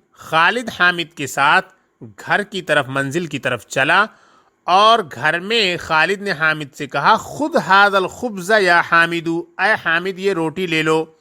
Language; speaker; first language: Urdu; native; Urdu